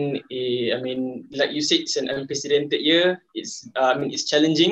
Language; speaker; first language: English; non-native, local second language; Malay